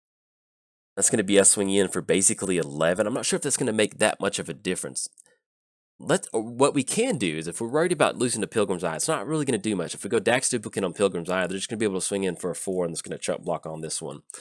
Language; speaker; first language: English; native; English